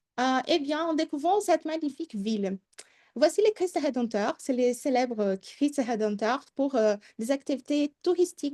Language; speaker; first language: French; non-native, fluent; Portuguese